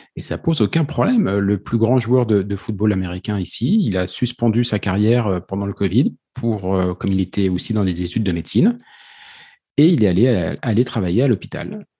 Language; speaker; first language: French; native; French